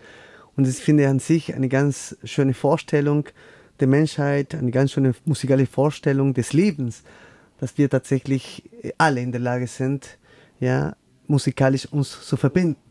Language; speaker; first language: German; non-native, fluent; Spanish